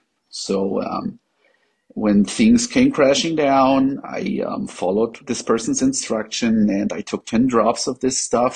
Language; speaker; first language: English; non-native, fluent; German